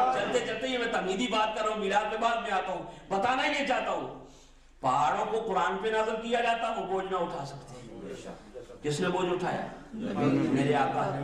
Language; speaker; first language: Urdu; non-native, local second language; Pashto